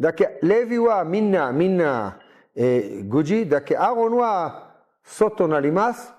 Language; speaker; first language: Japanese; non-native, learner; Hebrew